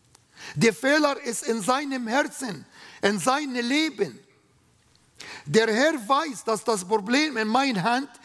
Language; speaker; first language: German; non-native, fluent; Arabic